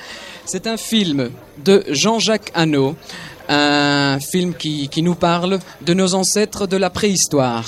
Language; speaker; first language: French; native; French